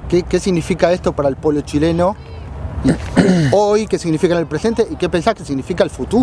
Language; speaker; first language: Spanish; native; Spanish